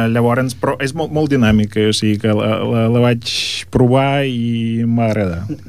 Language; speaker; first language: Catalan; non-native, fluent; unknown